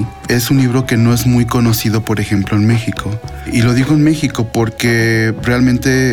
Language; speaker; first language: Spanish; native; Spanish